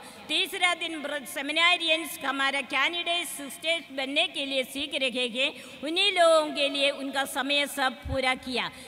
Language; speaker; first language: Hindi; non-native, local second language; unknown